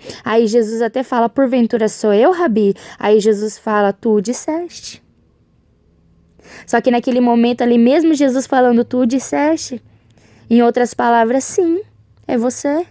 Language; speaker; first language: Portuguese; native; Portuguese